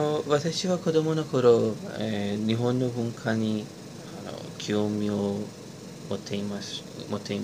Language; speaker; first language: Japanese; non-native, learner; Persian